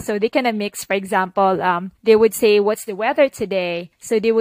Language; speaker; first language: English; non-native, local second language; Cebuano